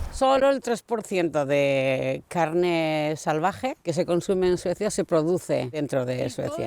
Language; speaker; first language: Spanish; native; Spanish